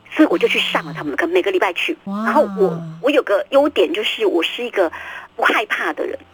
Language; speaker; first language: Chinese; native; Chinese